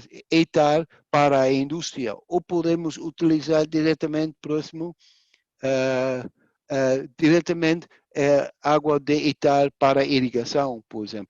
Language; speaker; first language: Portuguese; non-native, fluent; Dutch